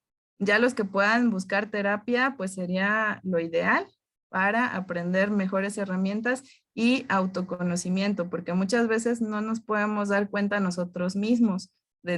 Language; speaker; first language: Spanish; native; Spanish